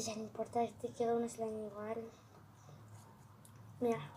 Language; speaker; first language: Spanish; native; Spanish